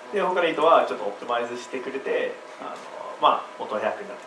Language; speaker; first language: Japanese; non-native, learner; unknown